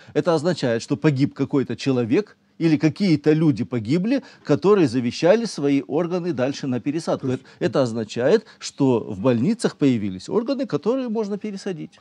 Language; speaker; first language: Russian; native; Russian